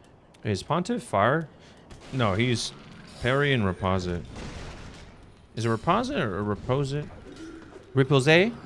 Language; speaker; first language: English; native; English